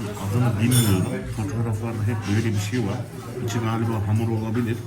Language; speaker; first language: Turkish; native; Turkish